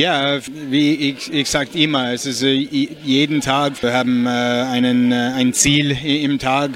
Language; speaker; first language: German; non-native, learner; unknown